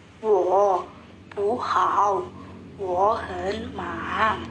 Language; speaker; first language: Chinese; non-native, learner; Indonesian